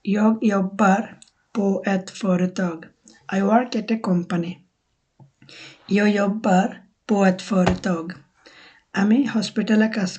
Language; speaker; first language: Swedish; non-native, learner; Bangla